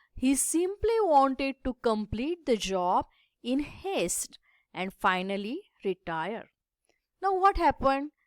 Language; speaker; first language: English; non-native, local second language; Marathi